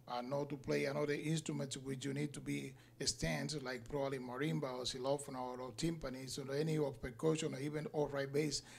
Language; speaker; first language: English; non-native, fluent; Spanish